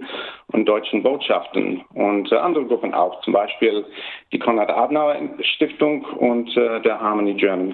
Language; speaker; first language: German; early bilingual, heritage; German